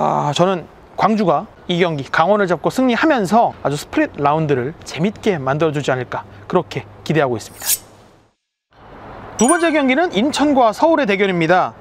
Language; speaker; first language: Korean; native; Korean